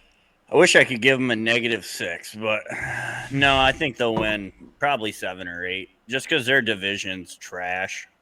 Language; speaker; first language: English; native; English